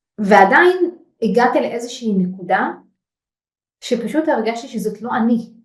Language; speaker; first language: Hebrew; non-native, local second language; Arabic